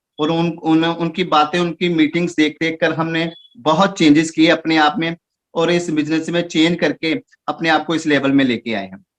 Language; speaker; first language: Hindi; non-native, local second language; Punjabi